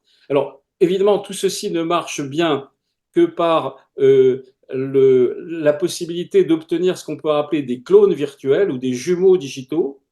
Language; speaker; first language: French; native; French